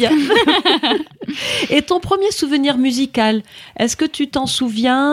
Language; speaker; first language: French; native; French